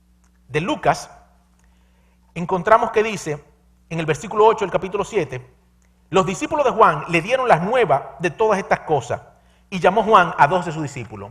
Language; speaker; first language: Spanish; native; Spanish